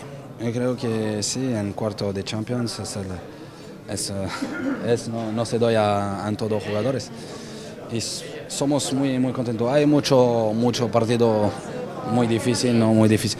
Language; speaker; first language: Spanish; non-native, learner; French